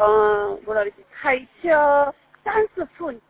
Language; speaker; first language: Chinese; non-native, learner; Korean